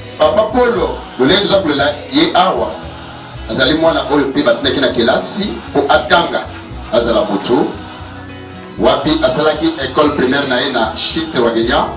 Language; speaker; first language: Lingala; native; Lingala